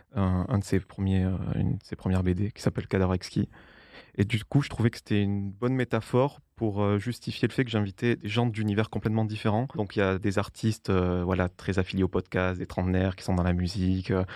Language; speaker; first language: French; native; French